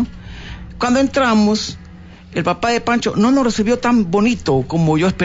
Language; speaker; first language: Spanish; native; Spanish